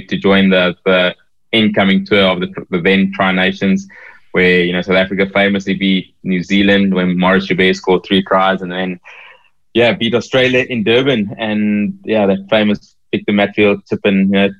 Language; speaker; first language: English; native; English